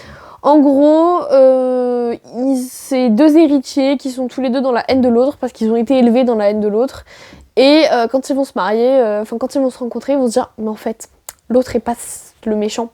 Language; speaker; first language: French; native; French